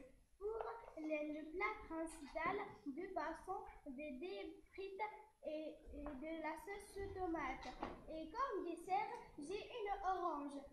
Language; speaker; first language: French; non-native, learner; Arabic